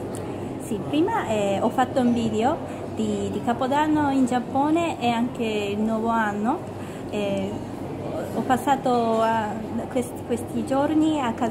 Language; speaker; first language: Italian; non-native, learner; Japanese